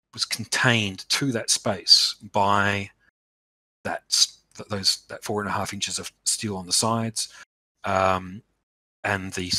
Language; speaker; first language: English; native; English